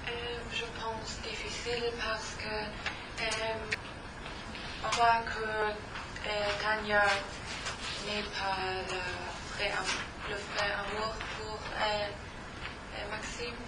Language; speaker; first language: French; non-native, learner; German